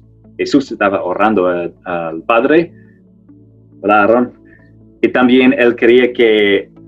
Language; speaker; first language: Spanish; non-native, fluent; English